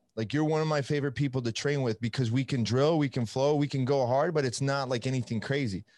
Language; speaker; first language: English; non-native, fluent; Italian